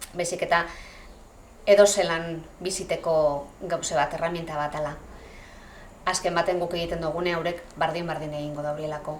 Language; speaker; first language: Basque; native; Basque